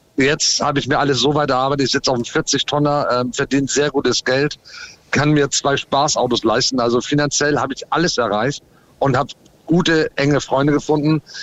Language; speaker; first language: German; early bilingual, other home language; English